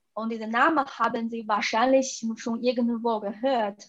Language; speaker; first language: German; non-native, fluent; Chinese